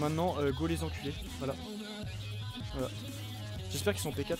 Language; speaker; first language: French; native; French